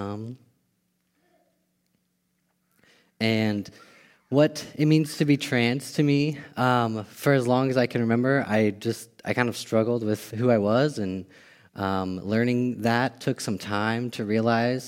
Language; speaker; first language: English; native; English